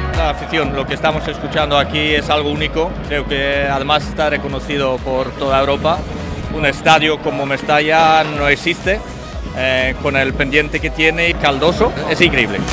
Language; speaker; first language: Spanish; non-native, fluent; Swedish